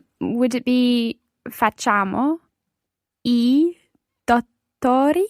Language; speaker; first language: Italian; non-native, learner; English